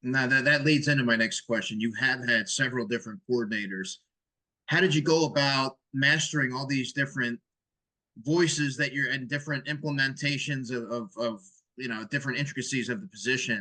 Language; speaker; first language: English; native; English